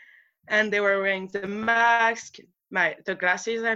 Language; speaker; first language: English; non-native, fluent; French